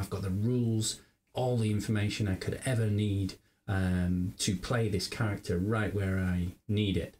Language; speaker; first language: English; native; English